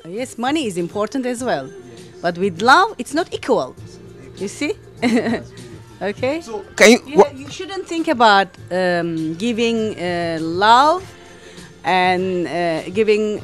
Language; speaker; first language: English; non-native, learner; Greek